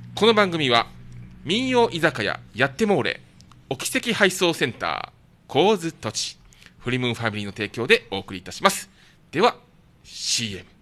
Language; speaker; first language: Japanese; native; Japanese